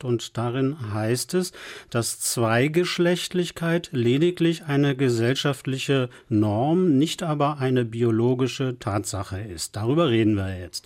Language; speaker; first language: German; native; German